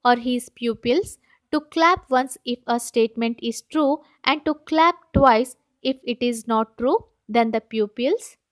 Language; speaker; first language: English; non-native, local second language; Kannada